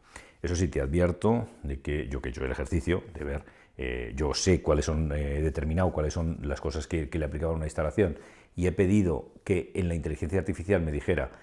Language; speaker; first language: Spanish; native; Spanish